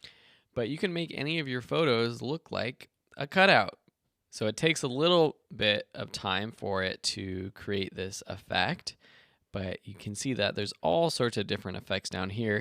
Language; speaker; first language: English; native; English